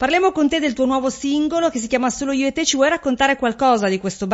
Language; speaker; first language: Italian; native; Italian